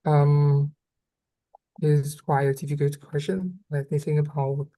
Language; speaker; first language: English; non-native, learner; Vietnamese